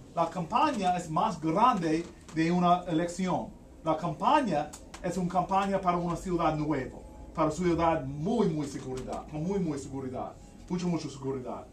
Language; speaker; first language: Spanish; non-native, learner; English